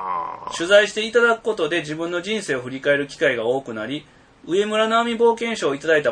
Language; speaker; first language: Japanese; native; Japanese